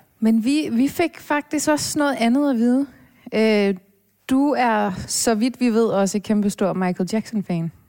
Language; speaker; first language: Danish; native; Danish